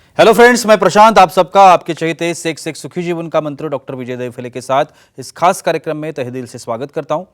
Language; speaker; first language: Hindi; non-native, local second language; Marathi